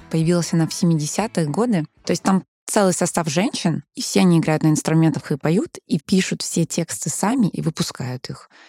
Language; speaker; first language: Russian; early bilingual, heritage; Danish